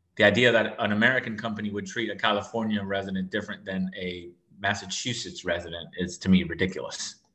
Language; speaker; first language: English; native; English